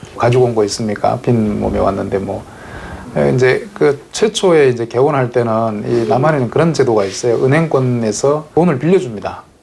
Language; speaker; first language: Korean; native; Korean